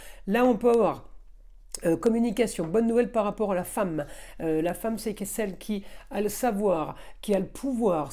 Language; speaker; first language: French; native; French